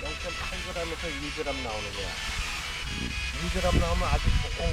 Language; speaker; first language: Korean; native; Korean